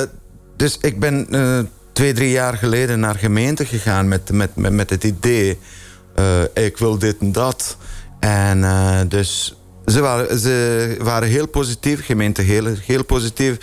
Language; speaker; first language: Dutch; non-native, fluent; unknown